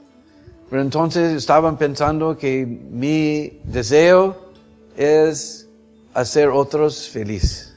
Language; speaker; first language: Spanish; non-native, fluent; English